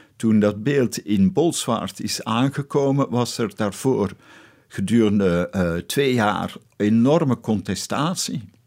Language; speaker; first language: Dutch; native; Dutch